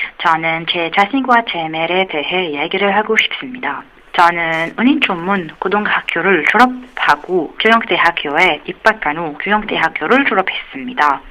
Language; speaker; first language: Korean; non-native, learner; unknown